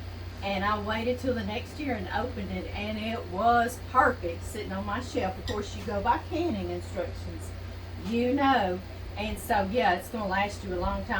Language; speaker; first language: English; native; English